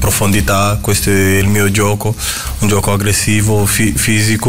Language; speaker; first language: Italian; non-native, fluent; Portuguese